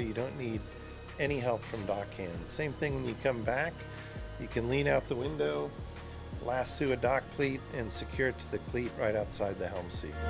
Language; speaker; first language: English; native; English